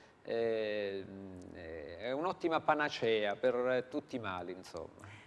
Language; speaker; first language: Italian; native; Italian